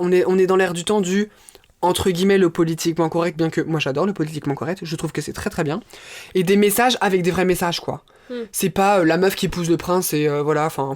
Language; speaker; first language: French; native; French